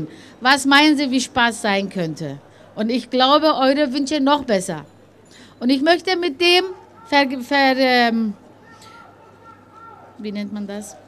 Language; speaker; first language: German; early bilingual, other home language; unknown